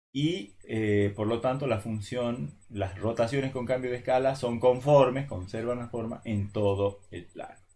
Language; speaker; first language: Spanish; native; Spanish